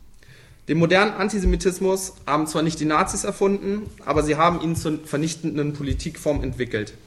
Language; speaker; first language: German; native; German